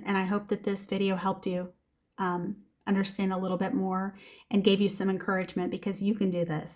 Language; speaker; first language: English; native; English